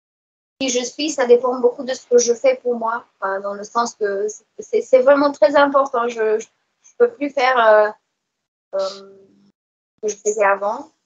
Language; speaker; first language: French; non-native, fluent; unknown